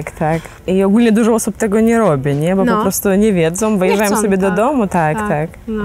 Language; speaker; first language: Polish; non-native, fluent; Ukrainian